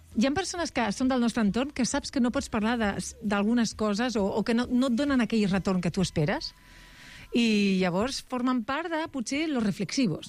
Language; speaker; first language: Catalan; non-native, local second language; Spanish